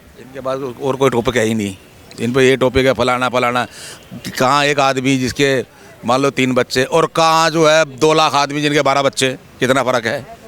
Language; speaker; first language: Hindi; native; Hindi